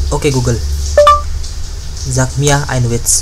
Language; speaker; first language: German; non-native, learner; Indonesian